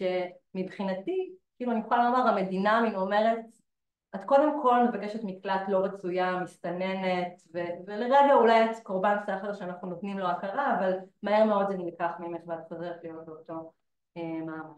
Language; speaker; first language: Hebrew; native; Hebrew